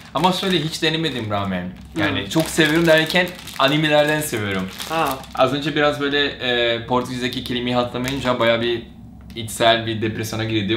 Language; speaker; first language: Turkish; non-native, fluent; Portuguese